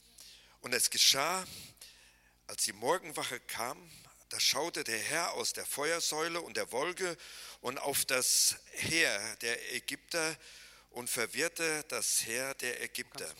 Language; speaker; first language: German; native; German